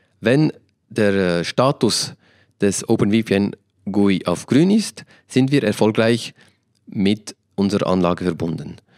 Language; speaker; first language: German; native; German